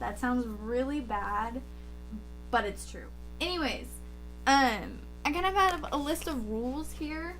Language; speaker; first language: English; native; English